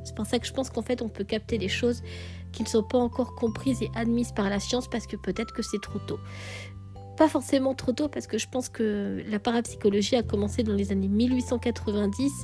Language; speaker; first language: French; native; French